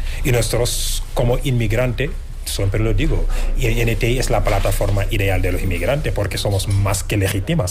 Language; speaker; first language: Spanish; non-native, fluent; Wolof